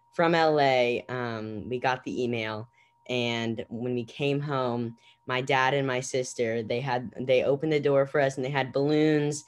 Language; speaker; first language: English; native; English